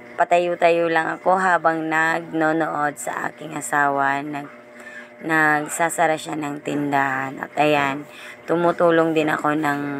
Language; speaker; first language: Filipino; non-native, local second language; Masbatenyo